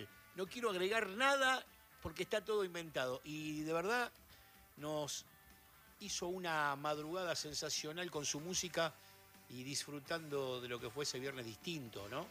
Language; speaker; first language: Spanish; native; Spanish